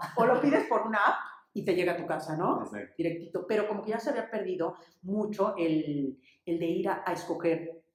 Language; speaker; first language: Spanish; native; Spanish